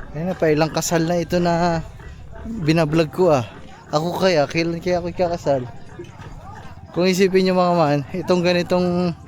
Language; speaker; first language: Filipino; native; Filipino